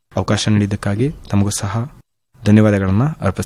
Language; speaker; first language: Kannada; native; Kannada